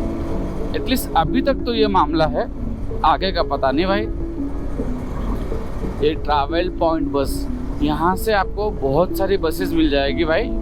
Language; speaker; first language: Hindi; native; Hindi